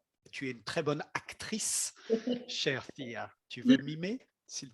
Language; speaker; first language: French; non-native, fluent; English